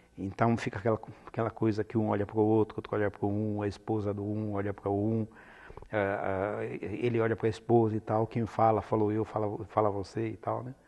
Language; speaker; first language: Portuguese; non-native, fluent; Italian